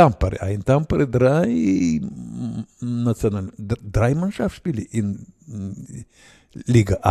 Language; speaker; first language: German; non-native, learner; Russian